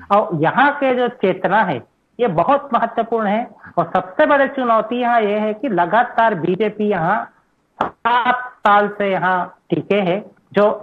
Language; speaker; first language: Hindi; native; Hindi